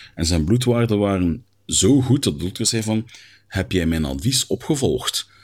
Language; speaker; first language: Dutch; native; Dutch